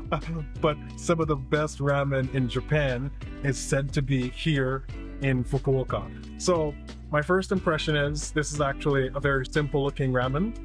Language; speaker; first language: English; native; English